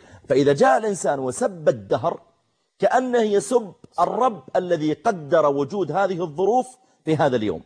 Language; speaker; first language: Arabic; native; Arabic